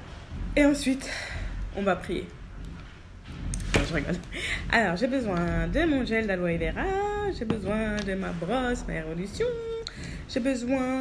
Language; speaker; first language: French; native; French